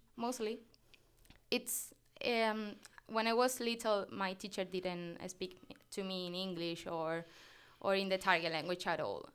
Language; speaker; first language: English; non-native, fluent; Spanish